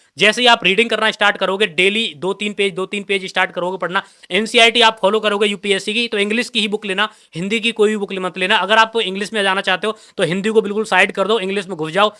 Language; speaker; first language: Hindi; native; Hindi